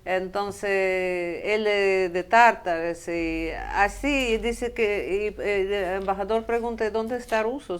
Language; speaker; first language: Spanish; non-native, fluent; Russian